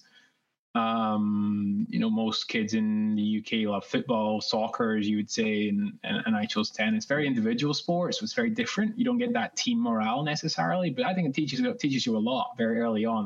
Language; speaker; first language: English; native; English